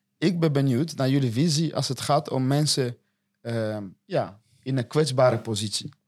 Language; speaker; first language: Dutch; non-native, fluent; Swahili